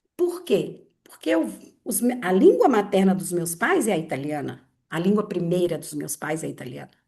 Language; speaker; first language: Portuguese; native; Portuguese